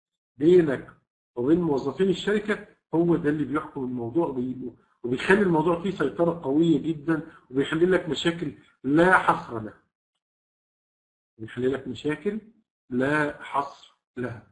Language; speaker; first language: Arabic; native; Arabic